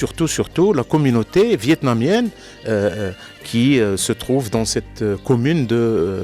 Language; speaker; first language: French; non-native, local second language; Arabic